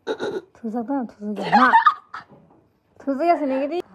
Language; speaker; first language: Hindi; non-native, learner; Kok Borok